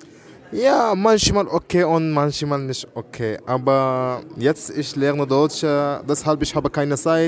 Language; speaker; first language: German; non-native, learner; Arabic